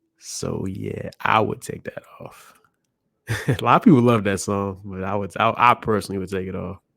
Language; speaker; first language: English; native; English